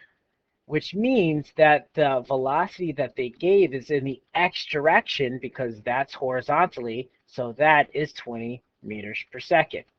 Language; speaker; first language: English; native; English